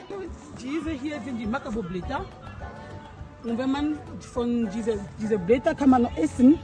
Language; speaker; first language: German; non-native, fluent; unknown